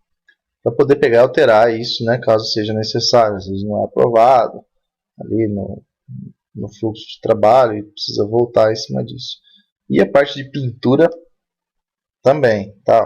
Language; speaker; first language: Portuguese; native; Portuguese